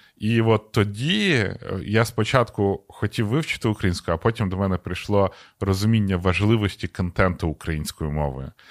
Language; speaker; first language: Ukrainian; non-native, local second language; Russian